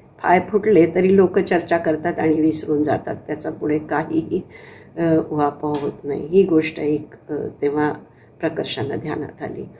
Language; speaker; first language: Marathi; native; Marathi